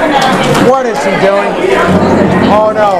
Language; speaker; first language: English; native; English